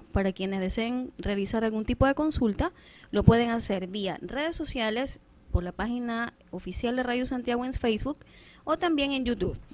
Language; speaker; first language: Spanish; native; Spanish